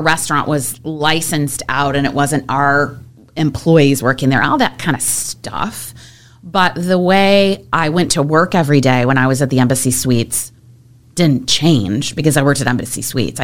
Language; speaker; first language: English; native; English